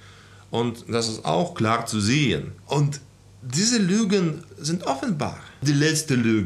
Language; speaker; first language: German; non-native, fluent; Russian